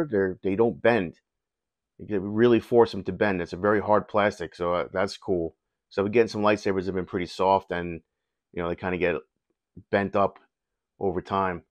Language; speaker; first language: English; native; English